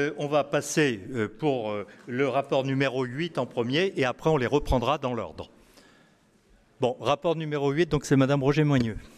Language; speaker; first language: French; native; French